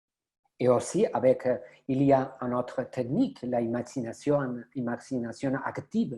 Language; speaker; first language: French; non-native, learner; Spanish